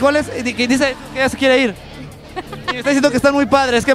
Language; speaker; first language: Spanish; native; Spanish